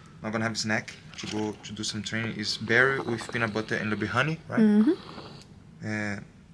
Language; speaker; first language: English; non-native, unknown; Portuguese